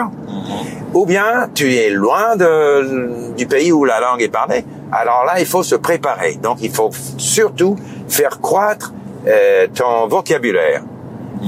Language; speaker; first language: French; non-native, fluent; English